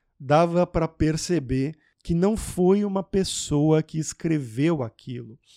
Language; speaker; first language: Portuguese; native; Portuguese